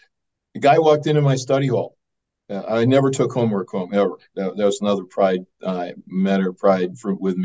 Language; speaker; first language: English; native; English